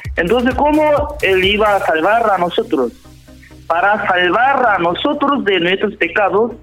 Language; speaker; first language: Spanish; non-native, learner; Korean